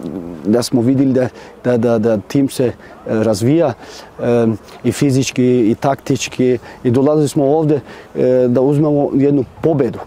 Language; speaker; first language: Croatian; non-native, learner; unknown